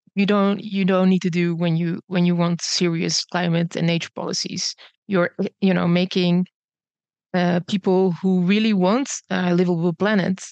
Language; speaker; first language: English; early bilingual, other home language; Bosnian